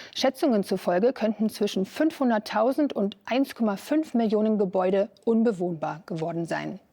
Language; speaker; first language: German; native; German